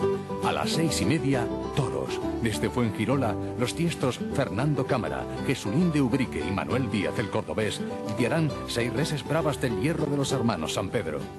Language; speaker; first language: Spanish; native; Spanish